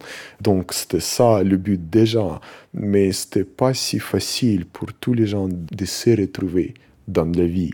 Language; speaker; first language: French; non-native, fluent; Russian